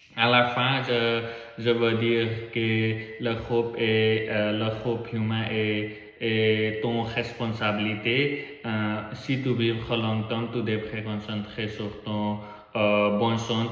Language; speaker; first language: French; non-native, learner; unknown